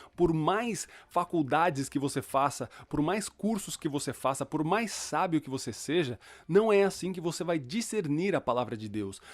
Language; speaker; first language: Portuguese; early bilingual, other home language; Spanish